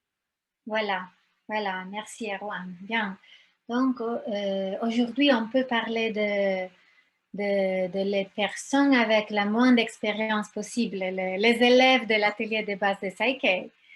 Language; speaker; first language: French; non-native, fluent; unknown